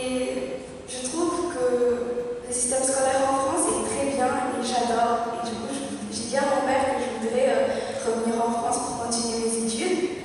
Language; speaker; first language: French; early bilingual, other home language; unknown